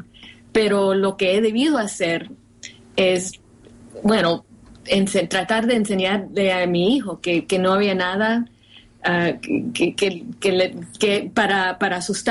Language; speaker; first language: Spanish; early bilingual, heritage; Spanish